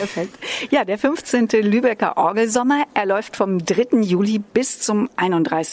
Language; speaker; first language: German; native; German